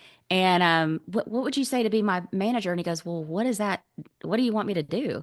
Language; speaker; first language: English; native; English